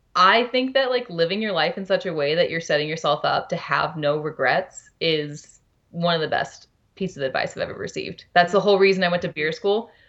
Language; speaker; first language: English; native; English